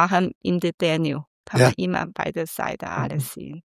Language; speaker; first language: German; non-native, learner; Chinese